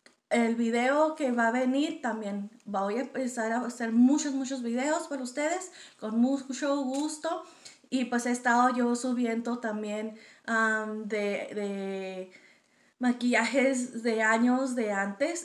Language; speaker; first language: Spanish; native; Spanish